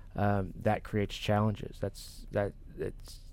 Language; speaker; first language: English; native; English